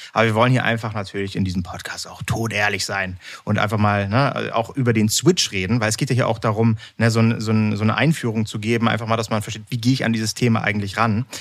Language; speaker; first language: German; native; German